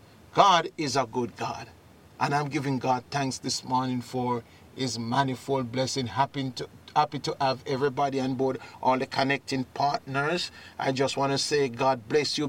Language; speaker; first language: English; native; English